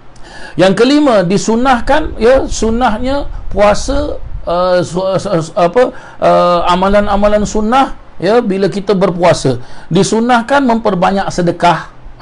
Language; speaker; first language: Malay; native; Malay